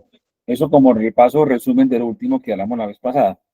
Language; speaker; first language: Spanish; native; Spanish